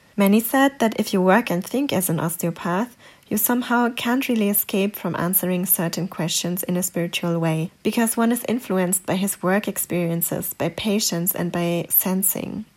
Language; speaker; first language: English; non-native, fluent; German